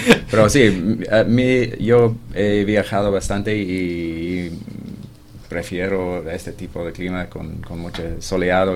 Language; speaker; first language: Spanish; non-native, fluent; English